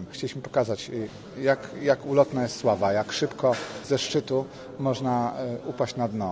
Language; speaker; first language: Polish; native; Polish